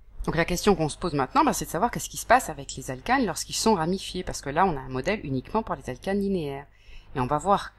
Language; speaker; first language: French; native; French